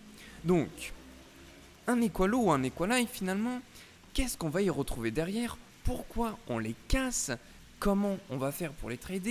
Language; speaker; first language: French; native; French